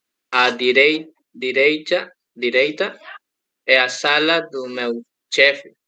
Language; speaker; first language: Portuguese; non-native, learner; Spanish